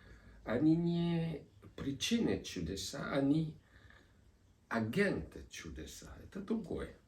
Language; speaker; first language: Russian; non-native, fluent; French